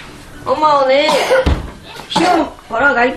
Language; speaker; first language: Korean; non-native, learner; Russian